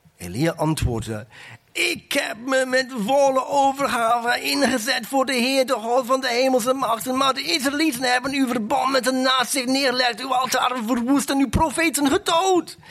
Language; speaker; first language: Dutch; non-native, fluent; English